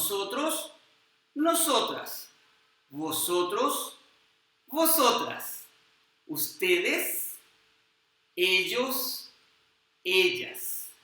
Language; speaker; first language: Spanish; non-native, fluent; Urdu